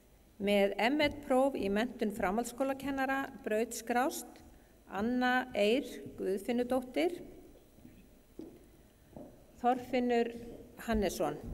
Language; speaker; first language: Icelandic; native; Icelandic